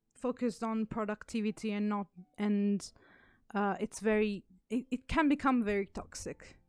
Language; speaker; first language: English; non-native, fluent; Italian